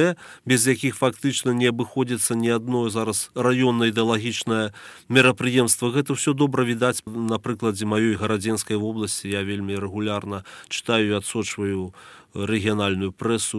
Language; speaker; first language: Belarusian; native; Belarusian